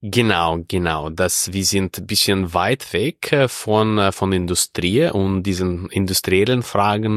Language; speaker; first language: German; non-native, fluent; Russian